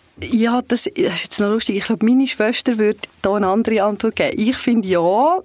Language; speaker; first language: German; early bilingual, other home language; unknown